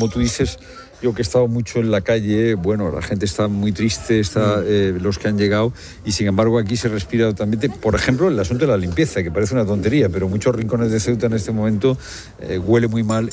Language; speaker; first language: Spanish; native; Spanish